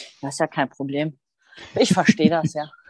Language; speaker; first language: German; native; German